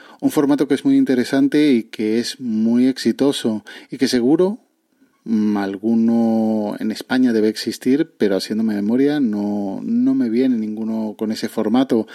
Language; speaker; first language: Spanish; native; Spanish